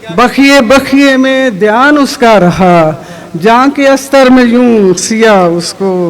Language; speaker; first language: Urdu; non-native, local second language; Punjabi